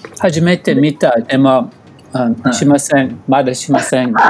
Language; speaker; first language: Japanese; non-native, learner; English